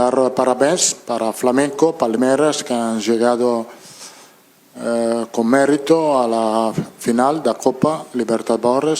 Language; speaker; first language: Portuguese; non-native, learner; Italian